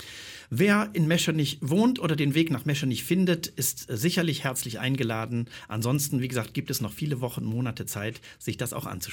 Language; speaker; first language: German; native; German